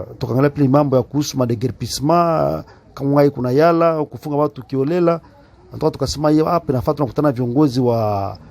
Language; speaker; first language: Swahili; native; Swahili